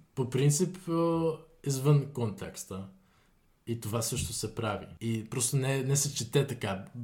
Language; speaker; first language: Bulgarian; non-native, fluent; Dutch